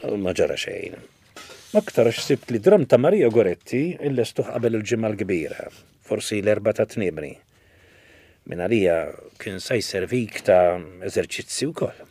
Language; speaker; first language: Maltese; native; Maltese